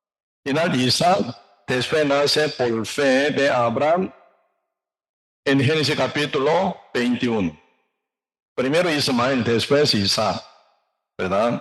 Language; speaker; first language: Spanish; non-native, learner; Korean